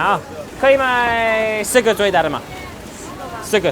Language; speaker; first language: Chinese; non-native, fluent; English